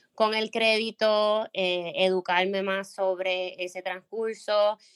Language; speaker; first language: Spanish; native; Spanish